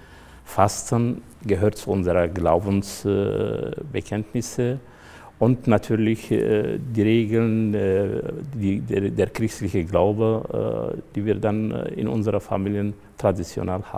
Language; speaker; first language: German; non-native, fluent; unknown